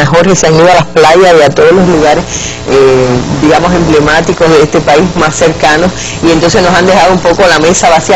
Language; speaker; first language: Spanish; native; Spanish